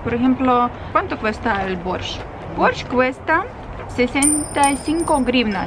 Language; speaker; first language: Spanish; non-native, fluent; Russian